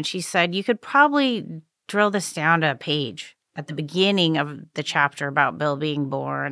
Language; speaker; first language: English; native; English